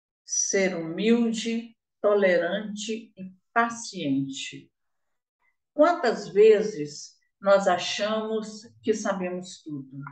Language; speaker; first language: Portuguese; native; Portuguese